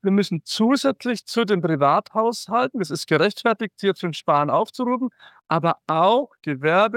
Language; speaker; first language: German; native; German